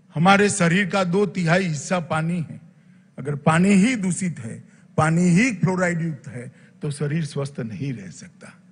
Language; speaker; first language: Hindi; non-native, local second language; Gujarati